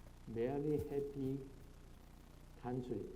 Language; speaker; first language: English; non-native, learner; Chinese